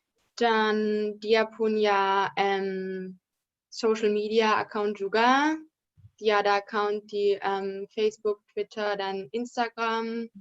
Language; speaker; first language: Indonesian; non-native, learner; German